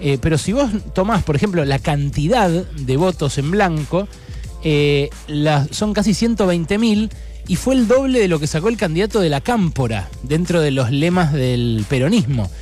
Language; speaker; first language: Spanish; native; Spanish